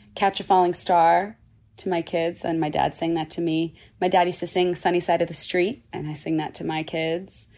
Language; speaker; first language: English; native; English